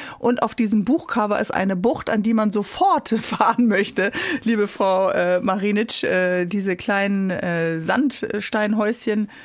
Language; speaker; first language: German; native; German